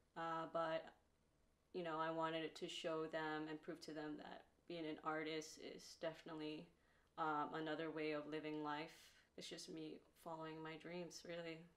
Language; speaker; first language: English; native; English